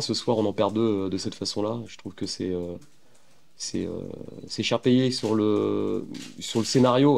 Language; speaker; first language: French; native; French